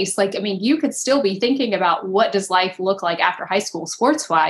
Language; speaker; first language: English; native; English